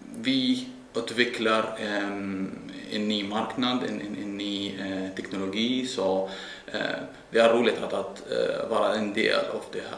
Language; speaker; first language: Swedish; non-native, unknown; Arabic